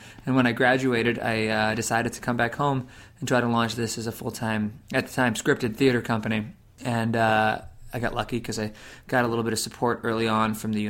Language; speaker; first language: English; native; English